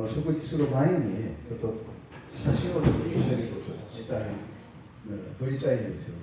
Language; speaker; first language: Japanese; non-native, fluent; Korean